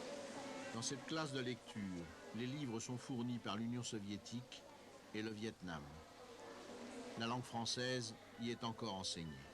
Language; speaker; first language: French; native; French